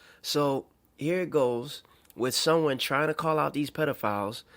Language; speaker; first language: English; native; English